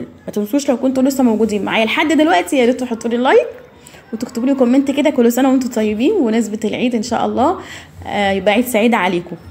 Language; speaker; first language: Arabic; native; Arabic